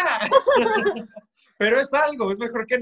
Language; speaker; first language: Spanish; native; Spanish